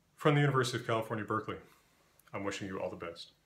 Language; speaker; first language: English; native; English